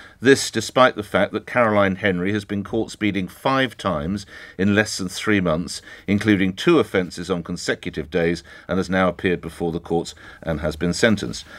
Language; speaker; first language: English; native; English